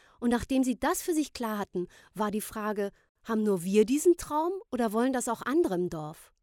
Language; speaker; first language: German; native; German